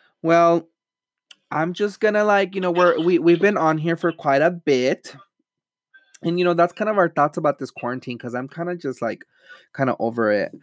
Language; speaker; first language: English; early bilingual, other home language; Spanish